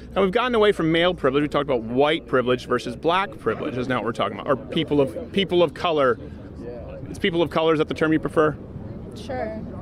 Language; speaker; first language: English; native; English